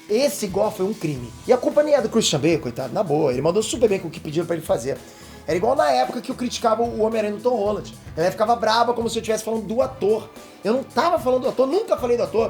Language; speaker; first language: Portuguese; native; Portuguese